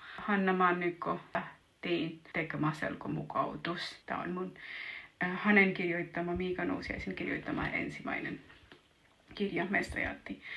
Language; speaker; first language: Finnish; non-native, learner; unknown